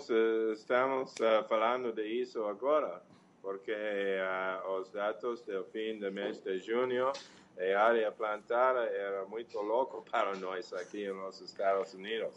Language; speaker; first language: Portuguese; non-native, learner; English